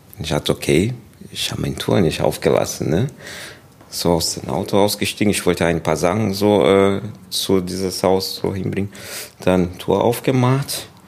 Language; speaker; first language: German; non-native, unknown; Portuguese